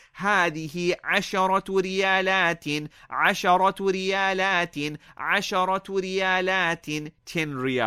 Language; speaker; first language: Arabic; non-native, fluent; English